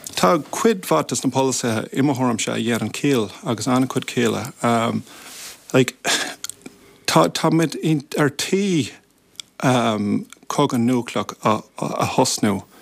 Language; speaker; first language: Irish; non-native, local second language; English